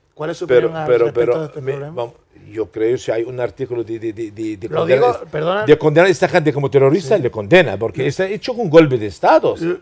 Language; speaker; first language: Spanish; non-native, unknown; Arabic